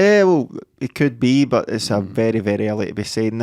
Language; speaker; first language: English; native; English